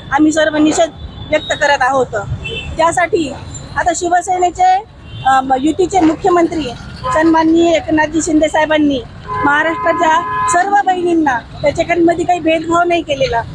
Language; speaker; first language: Marathi; native; Marathi